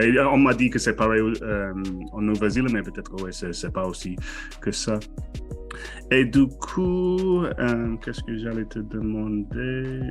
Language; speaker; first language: French; non-native, fluent; English